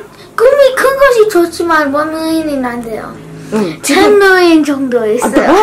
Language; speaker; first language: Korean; early bilingual, heritage; English